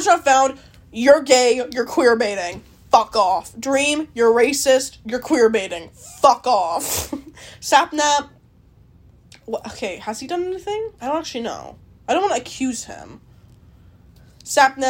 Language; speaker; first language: English; native; English